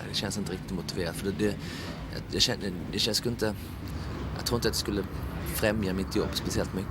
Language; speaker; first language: Swedish; native; Swedish